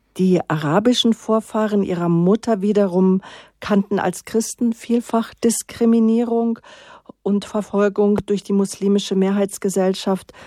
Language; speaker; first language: German; native; German